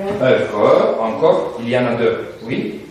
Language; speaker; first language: French; non-native, fluent; Russian